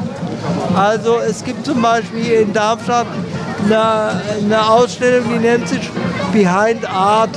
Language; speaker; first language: German; native; German